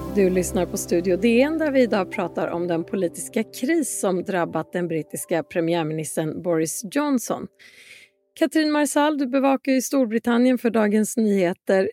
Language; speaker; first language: Swedish; native; Swedish